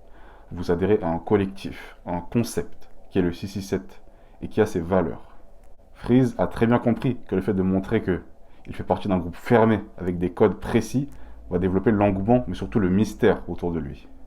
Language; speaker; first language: French; native; French